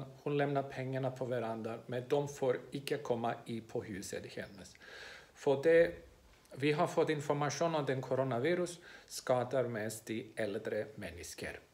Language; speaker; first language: Swedish; non-native, fluent; Greek